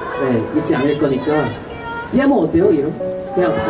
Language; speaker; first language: Korean; non-native, fluent; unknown